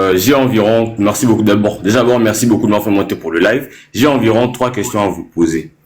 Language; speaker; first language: French; non-native, local second language; Lingala